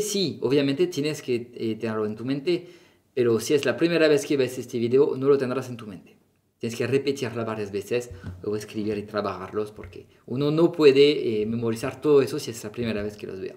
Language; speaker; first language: Spanish; non-native, fluent; French